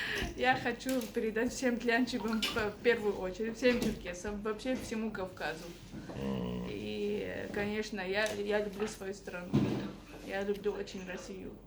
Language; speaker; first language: Russian; native; Russian